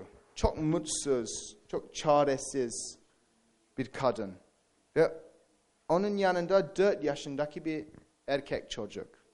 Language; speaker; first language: Turkish; non-native, fluent; English